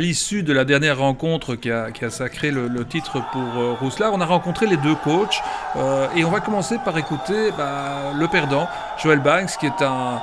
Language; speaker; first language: French; native; French